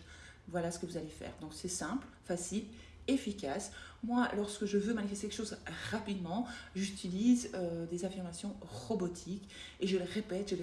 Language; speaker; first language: French; native; French